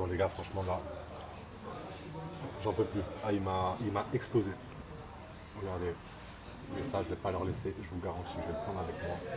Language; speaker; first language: French; native; French